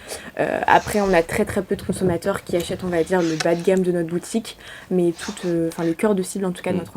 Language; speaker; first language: French; native; French